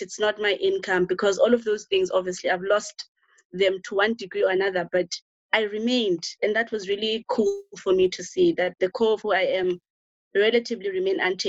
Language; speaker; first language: English; non-native, local second language; Xhosa